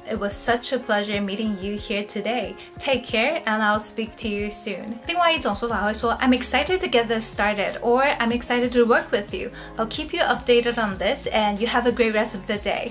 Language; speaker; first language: English; non-native, fluent; Chinese